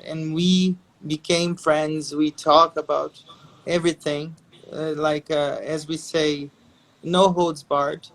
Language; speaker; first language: English; non-native, fluent; Portuguese